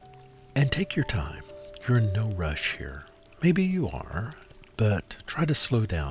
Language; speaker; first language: English; native; English